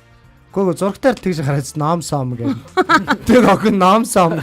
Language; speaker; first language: Mongolian; native; Mongolian